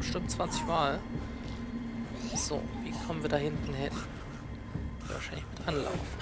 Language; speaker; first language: German; native; German